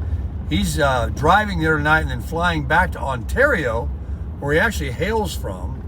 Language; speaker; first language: English; native; English